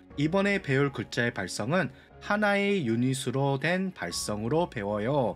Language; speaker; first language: Korean; native; Korean